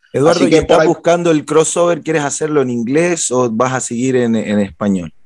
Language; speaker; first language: Spanish; native; Spanish